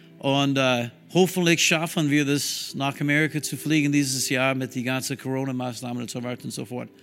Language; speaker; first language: German; non-native, fluent; English